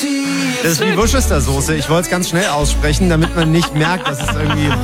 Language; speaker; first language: German; native; German